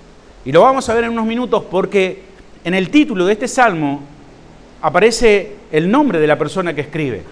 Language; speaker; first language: Spanish; native; Spanish